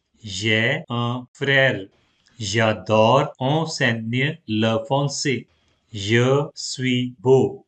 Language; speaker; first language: French; non-native, fluent; Hindi